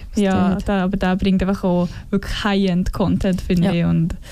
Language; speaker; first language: German; native; German